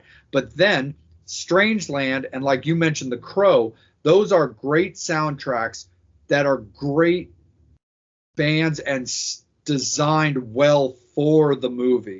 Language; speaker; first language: English; native; English